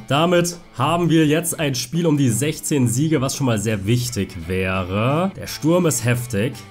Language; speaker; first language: German; native; German